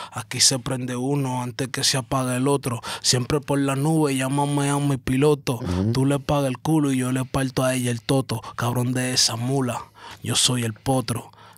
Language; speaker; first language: Spanish; early bilingual, heritage; Spanish